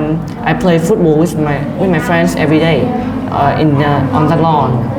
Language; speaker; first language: English; non-native, learner; Vietnamese